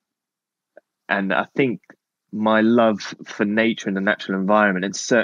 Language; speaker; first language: English; native; English